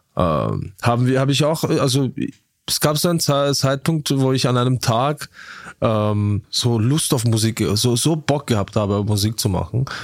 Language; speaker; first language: German; early bilingual, other home language; Turkish